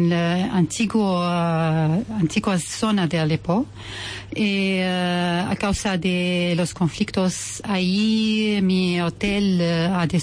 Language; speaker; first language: Spanish; non-native, learner; Arabic